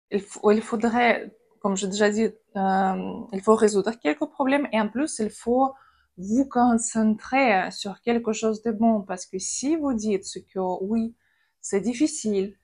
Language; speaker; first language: French; non-native, fluent; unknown